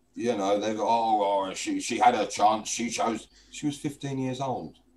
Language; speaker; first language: English; native; English